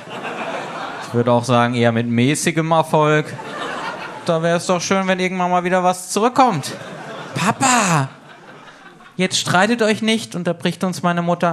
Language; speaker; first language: German; native; German